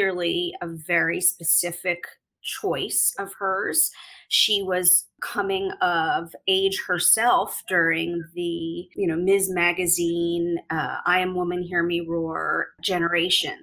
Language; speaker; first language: English; native; English